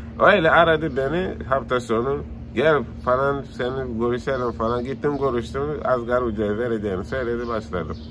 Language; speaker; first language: Turkish; non-native, fluent; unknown